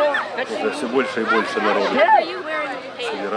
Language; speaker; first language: Russian; native; Russian